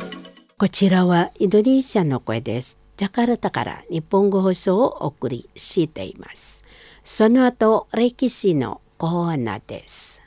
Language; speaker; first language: Japanese; non-native, fluent; Indonesian